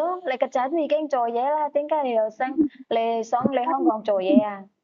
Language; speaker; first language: Cantonese; native; Cantonese